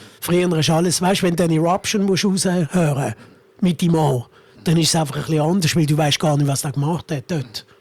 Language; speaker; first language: German; early bilingual, other home language; Italian